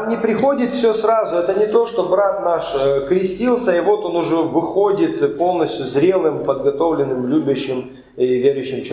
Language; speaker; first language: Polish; non-native, learner; Russian